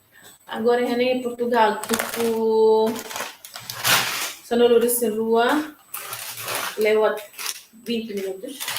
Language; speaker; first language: Portuguese; non-native, local second language; Tetum